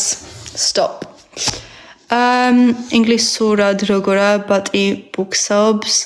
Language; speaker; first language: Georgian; early bilingual, heritage; Georgian